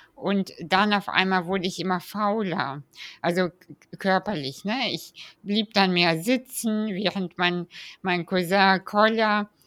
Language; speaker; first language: German; early bilingual, other home language; Russian